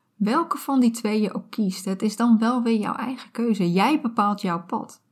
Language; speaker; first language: Dutch; native; Dutch